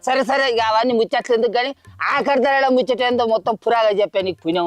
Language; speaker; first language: Telugu; native; Telugu